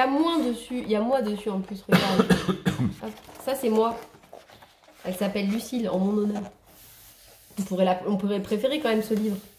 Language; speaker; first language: French; native; French